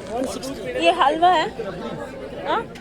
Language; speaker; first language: Hindi; non-native, local second language; Malayalam